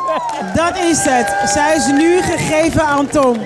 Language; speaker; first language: Dutch; non-native, fluent; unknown